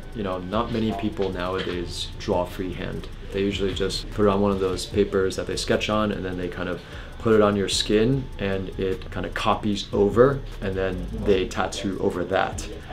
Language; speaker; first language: English; early bilingual, other home language; Chinese